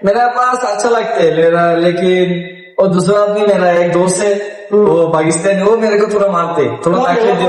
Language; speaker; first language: Hindi; non-native, learner; Bangla